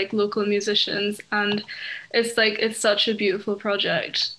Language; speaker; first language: English; native; English